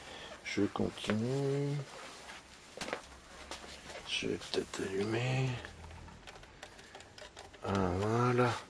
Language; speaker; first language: French; native; French